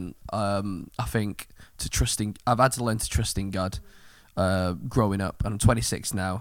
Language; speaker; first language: English; native; English